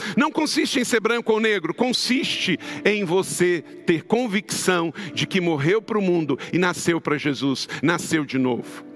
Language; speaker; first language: Portuguese; native; Portuguese